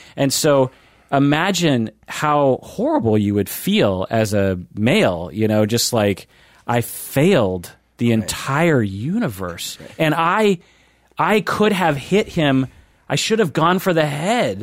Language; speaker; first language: English; native; English